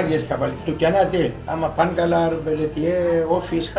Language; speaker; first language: Turkish; early bilingual, heritage; Greek